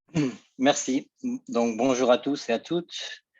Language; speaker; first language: French; native; French